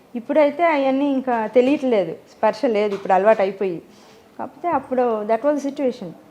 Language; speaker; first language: Telugu; native; Telugu